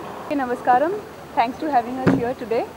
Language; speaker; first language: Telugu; non-native, learner; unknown